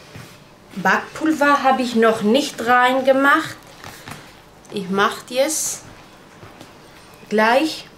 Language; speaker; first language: German; non-native, learner; Turkish